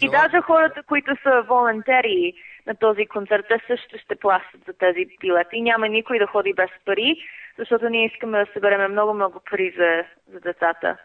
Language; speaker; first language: Bulgarian; non-native, fluent; English